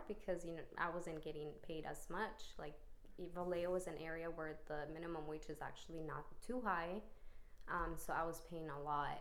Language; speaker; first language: English; early bilingual, other home language; Spanish